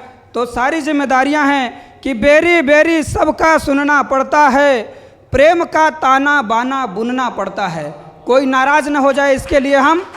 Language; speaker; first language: Hindi; native; Hindi